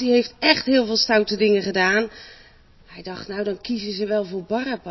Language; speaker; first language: Dutch; native; Dutch